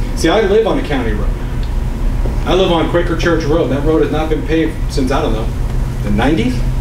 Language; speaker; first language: English; native; English